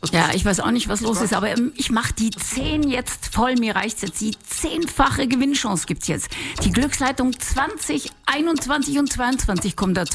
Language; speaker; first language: German; native; German